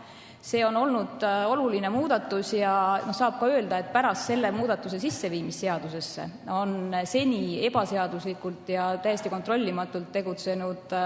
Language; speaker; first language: Estonian; native; Estonian